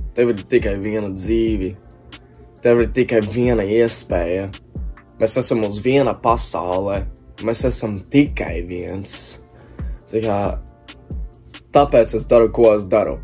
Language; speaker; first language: Latvian; early bilingual, heritage; English